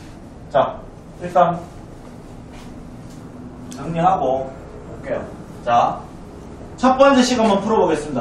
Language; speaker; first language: Korean; native; Korean